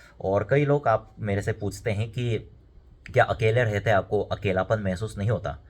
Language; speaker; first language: Hindi; non-native, fluent; Korean